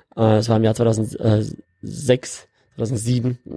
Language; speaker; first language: German; native; German